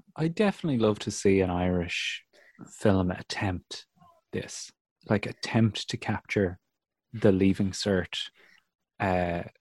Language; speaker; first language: English; native; English